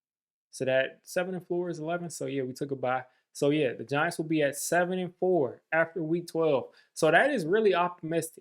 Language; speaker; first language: English; native; English